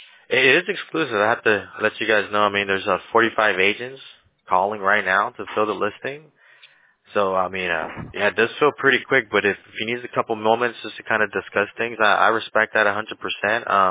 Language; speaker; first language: English; early bilingual, other home language; Spanish